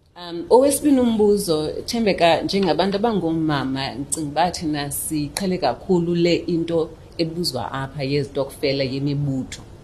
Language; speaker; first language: Xhosa; native; Xhosa